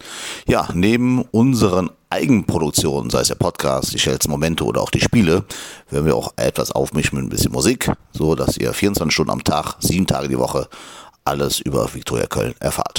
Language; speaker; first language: German; native; German